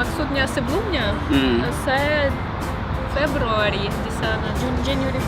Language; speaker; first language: Indonesian; non-native, learner; Russian